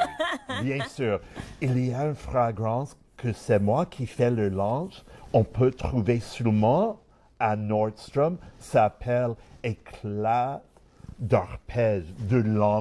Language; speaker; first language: French; non-native, learner; English